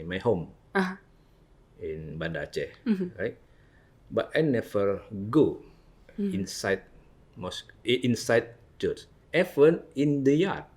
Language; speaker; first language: English; non-native, learner; Indonesian